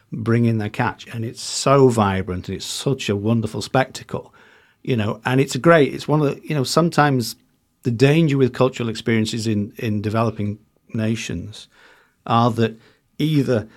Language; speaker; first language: English; native; English